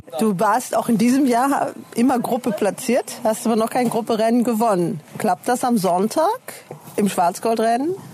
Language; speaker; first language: German; native; German